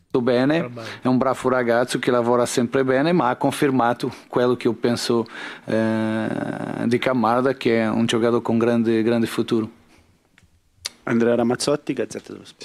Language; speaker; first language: Italian; non-native, learner; Portuguese